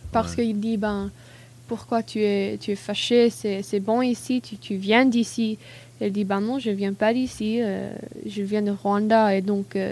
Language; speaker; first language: French; non-native, learner; English